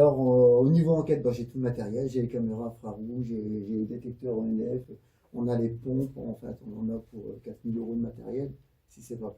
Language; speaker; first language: French; native; French